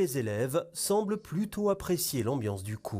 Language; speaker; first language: French; native; French